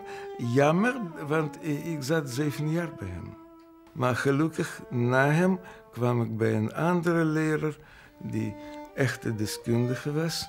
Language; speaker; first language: Dutch; non-native, fluent; Russian